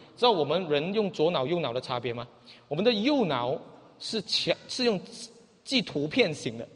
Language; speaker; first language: Chinese; native; Chinese